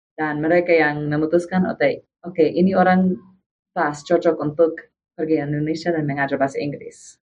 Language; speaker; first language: Indonesian; non-native, fluent; English